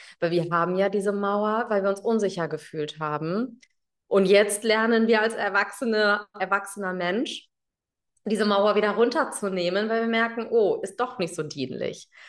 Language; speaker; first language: German; early bilingual, other home language; Tamil